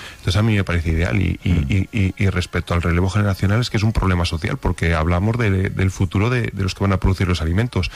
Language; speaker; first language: Spanish; native; Spanish